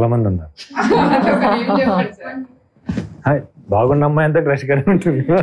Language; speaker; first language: Telugu; native; Telugu